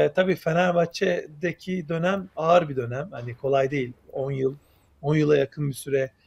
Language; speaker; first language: Turkish; native; Turkish